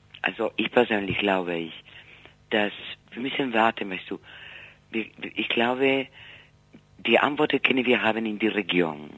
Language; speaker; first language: German; non-native, fluent; Spanish